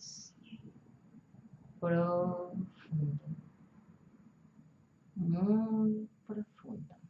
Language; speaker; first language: Spanish; native; Spanish